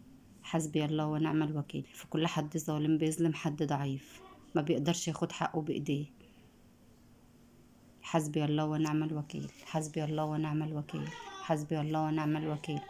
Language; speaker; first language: Arabic; native; Arabic